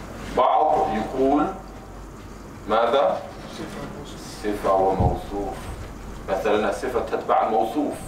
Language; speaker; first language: Arabic; non-native, fluent; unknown